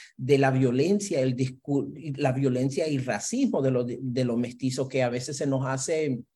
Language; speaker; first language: Spanish; early bilingual, heritage; Spanish